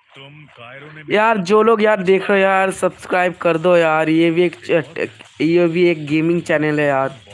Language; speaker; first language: Hindi; non-native, local second language; Bangla